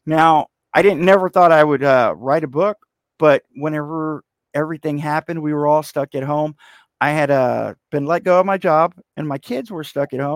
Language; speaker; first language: English; native; English